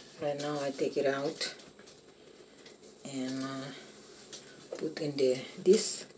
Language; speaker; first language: English; non-native, learner; Indonesian